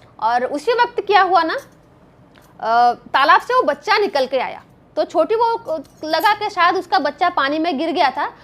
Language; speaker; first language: Hindi; non-native, local second language; Bangla